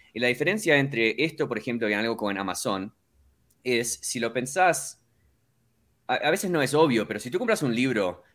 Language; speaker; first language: Spanish; early bilingual, heritage; Spanish